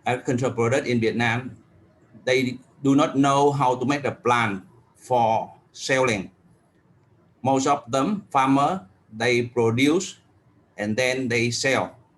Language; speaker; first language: English; non-native, learner; Vietnamese